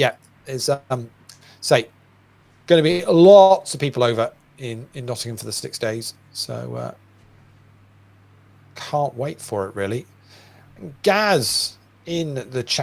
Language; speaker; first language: English; native; English